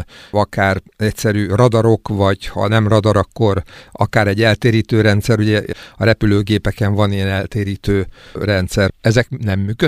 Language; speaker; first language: Hungarian; native; Hungarian